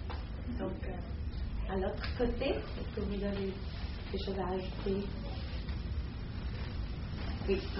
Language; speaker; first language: French; non-native, learner; English